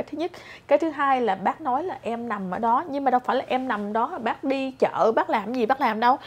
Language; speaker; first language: Vietnamese; early bilingual, heritage; Vietnamese